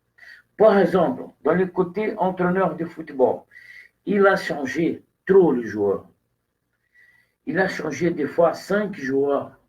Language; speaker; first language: French; non-native, fluent; Portuguese